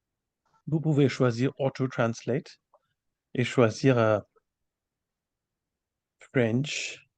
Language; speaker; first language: French; non-native, fluent; Bangla